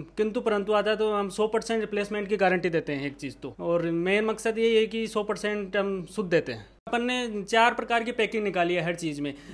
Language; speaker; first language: Hindi; native; Hindi